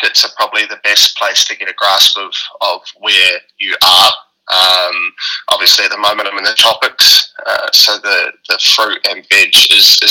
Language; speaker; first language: English; native; English